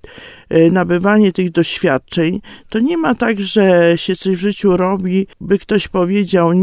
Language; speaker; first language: Polish; native; Polish